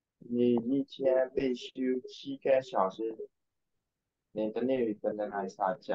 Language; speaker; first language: Chinese; non-native, learner; Burmese